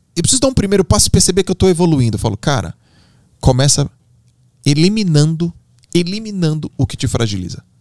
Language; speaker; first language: Portuguese; native; Portuguese